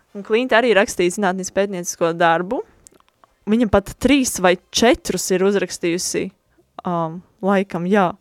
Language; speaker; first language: Latvian; native; Latvian